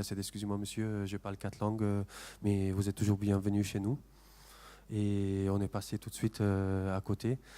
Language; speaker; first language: French; non-native, fluent; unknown